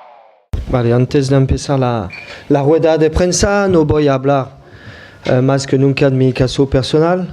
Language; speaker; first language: Spanish; non-native, fluent; French